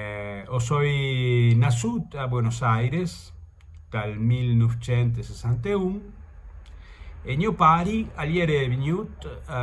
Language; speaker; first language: Italian; early bilingual, heritage; Spanish